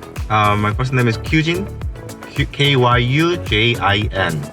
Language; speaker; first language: English; non-native, learner; Korean